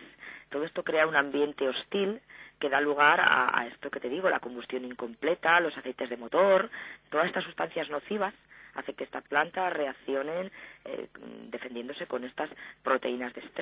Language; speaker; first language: Spanish; native; Spanish